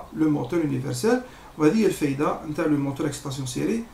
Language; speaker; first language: French; non-native, local second language; Arabic